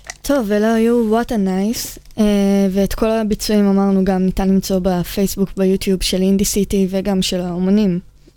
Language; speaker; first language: Hebrew; native; Hebrew